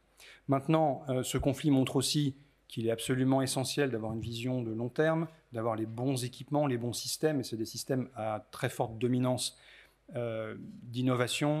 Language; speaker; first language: French; native; French